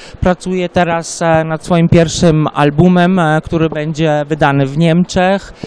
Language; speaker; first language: Polish; early bilingual, heritage; Polish